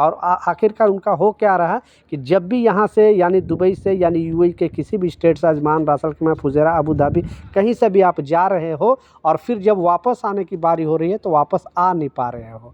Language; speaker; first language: Hindi; native; Hindi